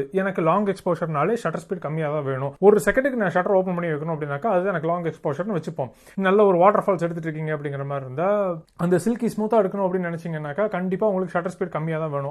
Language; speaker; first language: Tamil; native; Tamil